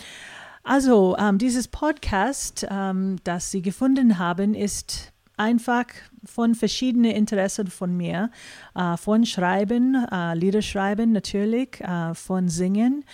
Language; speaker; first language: German; non-native, fluent; English